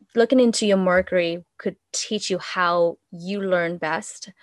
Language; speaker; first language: English; non-native, fluent; Vietnamese